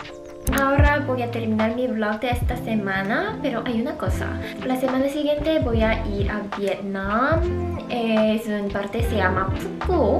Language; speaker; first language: Spanish; non-native, fluent; Korean